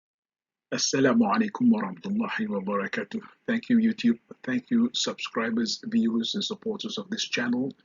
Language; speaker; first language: English; non-native, local second language; Malay